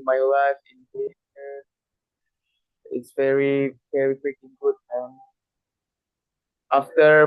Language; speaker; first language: English; non-native, learner; Indonesian